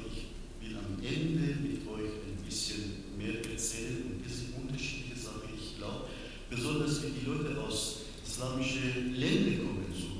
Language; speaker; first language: German; non-native, learner; Persian